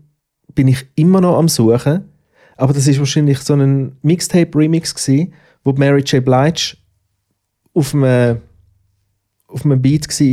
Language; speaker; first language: German; native; German